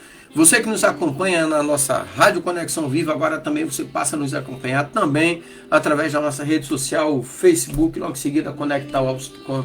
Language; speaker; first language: Portuguese; native; Portuguese